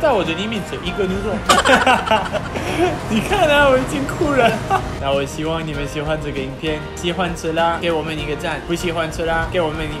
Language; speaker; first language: Chinese; non-native, learner; French